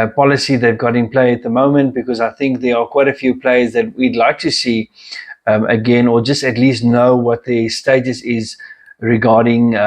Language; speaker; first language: English; non-native, local second language; Afrikaans